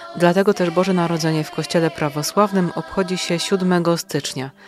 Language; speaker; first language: Polish; native; Polish